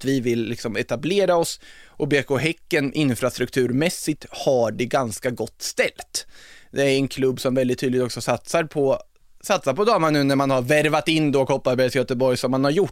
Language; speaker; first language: Swedish; native; Swedish